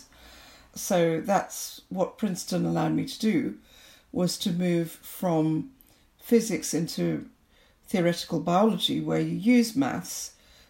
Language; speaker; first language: English; non-native, local second language; Bangla